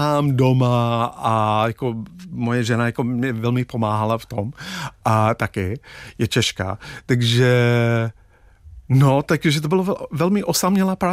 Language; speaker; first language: Czech; non-native, fluent; English